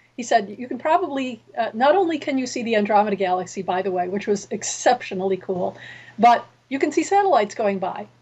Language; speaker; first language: English; native; English